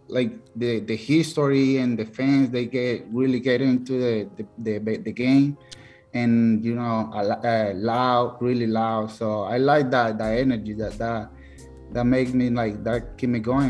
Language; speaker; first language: English; non-native, learner; Spanish